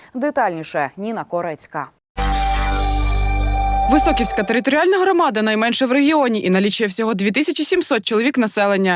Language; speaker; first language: Ukrainian; native; Ukrainian